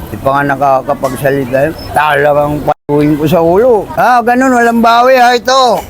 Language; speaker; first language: Filipino; non-native, local second language; Waray